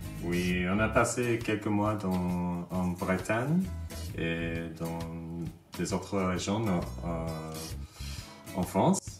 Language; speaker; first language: French; non-native, learner; English